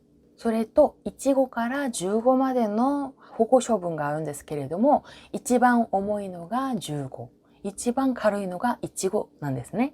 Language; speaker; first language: Japanese; non-native, fluent; Korean